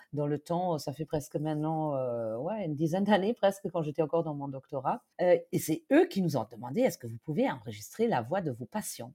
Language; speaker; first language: French; non-native, fluent; German